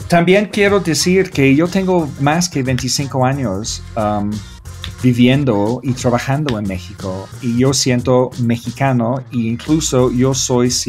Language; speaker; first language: Spanish; non-native, fluent; English